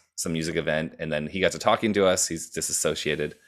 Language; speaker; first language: English; native; English